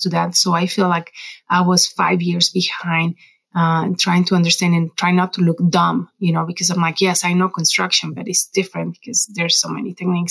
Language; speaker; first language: English; non-native, fluent; Spanish